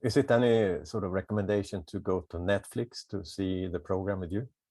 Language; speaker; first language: English; non-native, fluent; Swedish